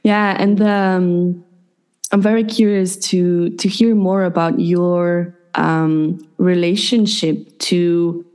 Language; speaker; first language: English; non-native, fluent; Dutch